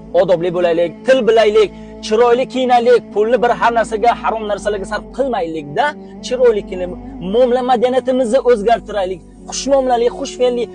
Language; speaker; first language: Uzbek; non-native, local second language; Tajik